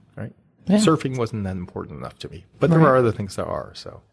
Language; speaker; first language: English; native; English